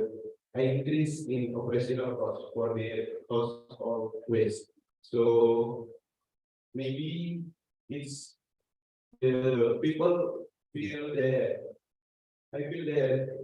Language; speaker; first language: English; non-native, learner; Indonesian